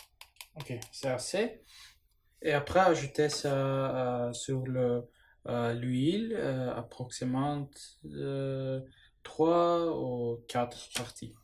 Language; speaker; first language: French; non-native, learner; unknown